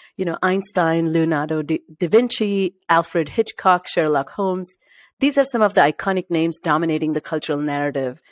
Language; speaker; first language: English; non-native, local second language; Marathi